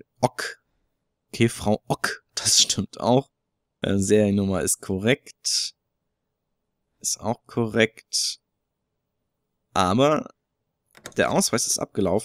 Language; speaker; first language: German; native; German